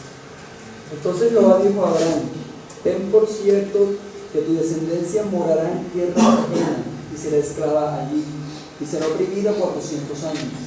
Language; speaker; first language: Spanish; native; Spanish